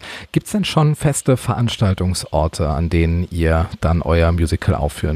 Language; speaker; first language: German; native; German